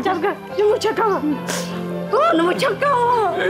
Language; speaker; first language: Korean; non-native, learner; Khmer